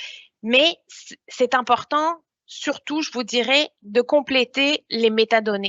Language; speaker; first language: French; native; French